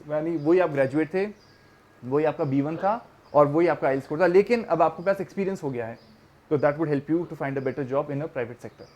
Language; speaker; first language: Hindi; native; Hindi